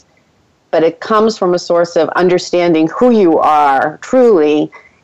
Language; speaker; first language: English; native; English